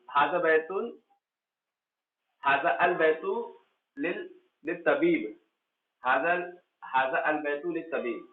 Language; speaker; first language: Arabic; non-native, fluent; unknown